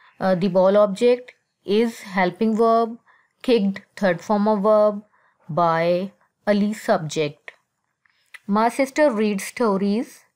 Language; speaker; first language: English; non-native, local second language; Urdu